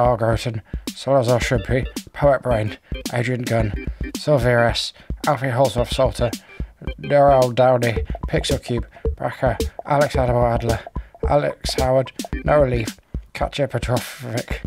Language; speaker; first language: English; native; English